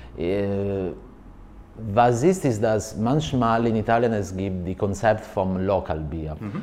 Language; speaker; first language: German; non-native, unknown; Italian